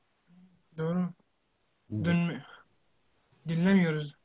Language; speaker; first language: Turkish; non-native, learner; Arabic